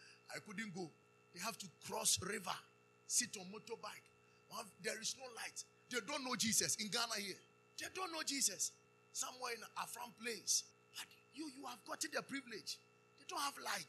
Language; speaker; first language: English; non-native, local second language; Akan